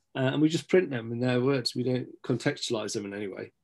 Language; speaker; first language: English; native; English